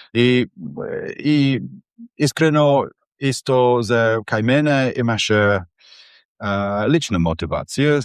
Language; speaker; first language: Macedonian; non-native, learner; English